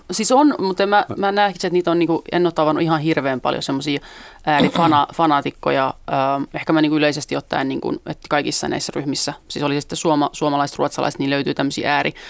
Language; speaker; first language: Finnish; early bilingual, other home language; Kurdish